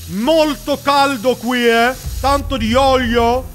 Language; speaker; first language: Italian; non-native, learner; Swedish